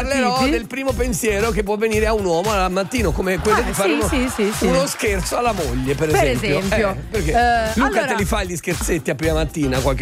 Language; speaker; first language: Italian; native; Italian